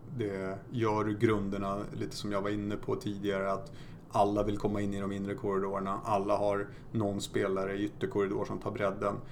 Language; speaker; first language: Swedish; early bilingual, other home language; Polish